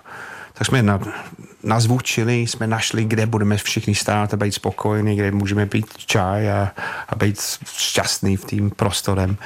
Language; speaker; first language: Czech; non-native, fluent; English